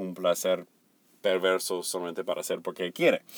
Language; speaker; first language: Spanish; non-native, fluent; English